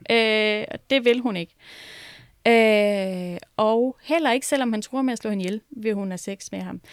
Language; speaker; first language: Danish; native; Danish